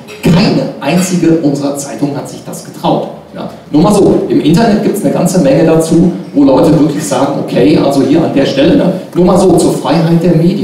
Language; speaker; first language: German; native; German